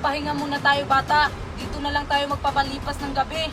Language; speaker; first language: Filipino; native; Filipino